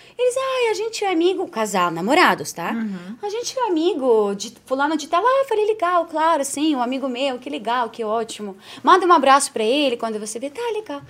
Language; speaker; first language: Portuguese; non-native, fluent; Spanish